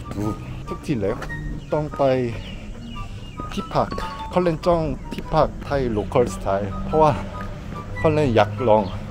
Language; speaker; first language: Thai; non-native, learner; Korean